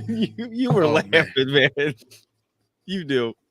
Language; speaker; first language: English; native; English